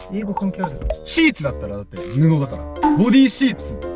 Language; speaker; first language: Japanese; native; Japanese